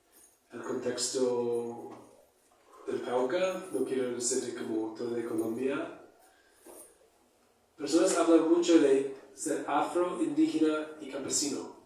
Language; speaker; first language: Spanish; non-native, fluent; English